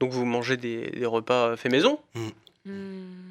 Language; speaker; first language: French; native; French